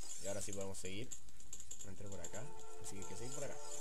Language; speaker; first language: Spanish; native; Spanish